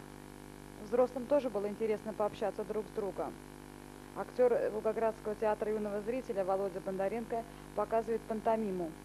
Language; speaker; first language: Russian; native; Russian